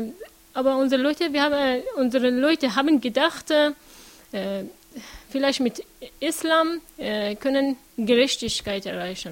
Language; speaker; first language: German; non-native, learner; Persian